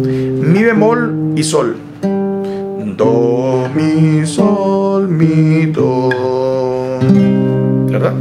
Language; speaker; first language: Spanish; native; Spanish